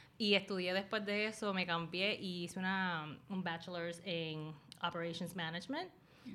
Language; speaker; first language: Spanish; early bilingual, other home language; Chinese